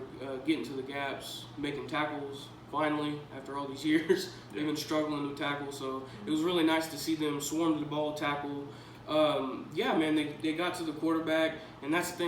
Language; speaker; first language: English; native; English